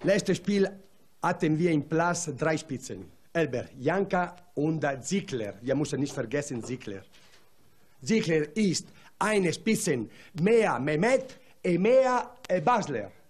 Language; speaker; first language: German; non-native, learner; Italian